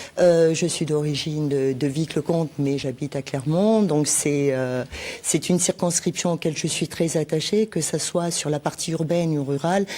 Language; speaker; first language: French; native; French